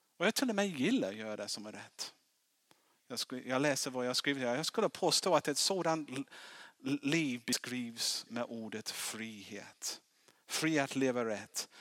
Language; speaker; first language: Swedish; non-native, fluent; English